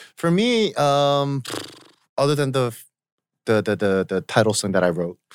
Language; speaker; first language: English; early bilingual, other home language; Korean